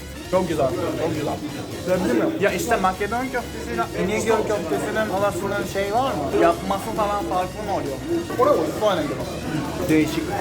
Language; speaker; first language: Turkish; non-native, fluent; Japanese